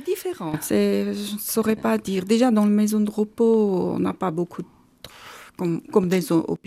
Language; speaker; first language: French; non-native, learner; Armenian